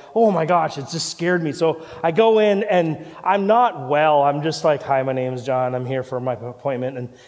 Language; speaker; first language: English; native; English